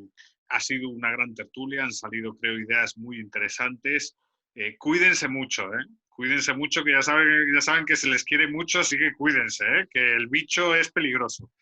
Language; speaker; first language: Spanish; native; Spanish